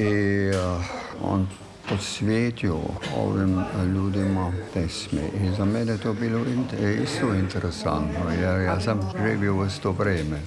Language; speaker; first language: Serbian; non-native, fluent; German